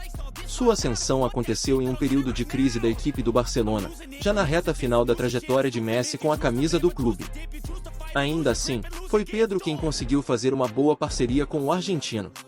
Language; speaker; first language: Portuguese; native; Portuguese